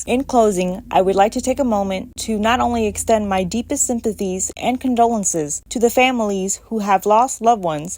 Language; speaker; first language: English; native; English